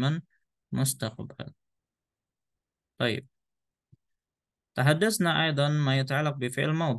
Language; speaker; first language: Arabic; non-native, fluent; Indonesian